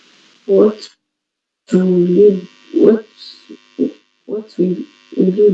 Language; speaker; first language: English; non-native, learner; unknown